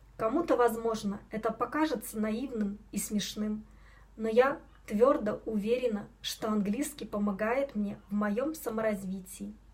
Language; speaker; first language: Russian; non-native, local second language; Belarusian